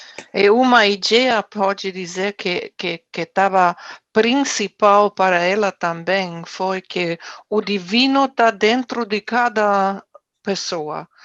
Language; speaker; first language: Portuguese; non-native, fluent; German